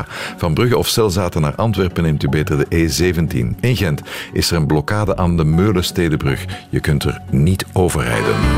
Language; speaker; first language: Dutch; native; Dutch